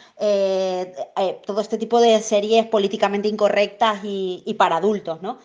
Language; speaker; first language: Spanish; native; Spanish